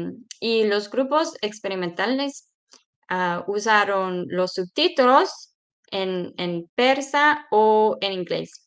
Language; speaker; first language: Spanish; non-native, fluent; English